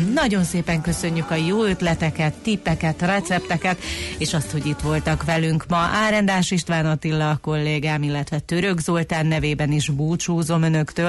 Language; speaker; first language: Hungarian; native; Hungarian